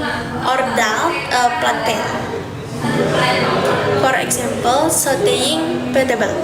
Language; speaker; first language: English; non-native, learner; Indonesian